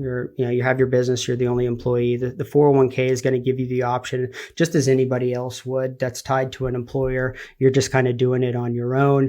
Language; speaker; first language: English; native; English